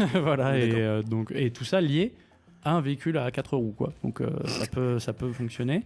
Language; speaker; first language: French; native; French